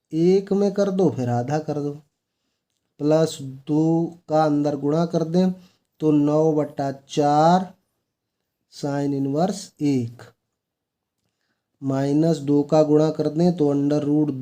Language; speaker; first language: Hindi; native; Hindi